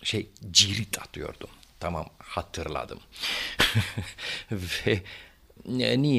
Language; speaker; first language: Turkish; non-native, fluent; Romanian